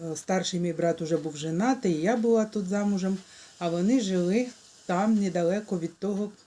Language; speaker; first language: Ukrainian; native; Ukrainian